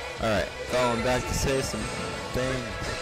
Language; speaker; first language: English; native; English